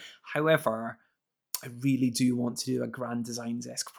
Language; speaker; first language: English; native; English